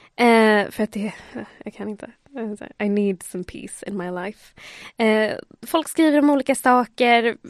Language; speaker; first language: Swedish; early bilingual, other home language; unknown